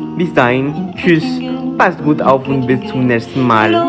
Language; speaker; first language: German; non-native, learner; French